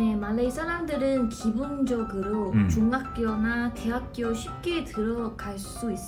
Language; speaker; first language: Korean; non-native, fluent; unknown